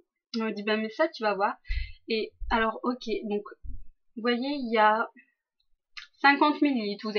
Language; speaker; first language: French; native; French